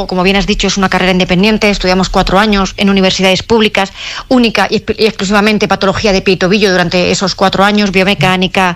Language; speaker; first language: Spanish; native; Spanish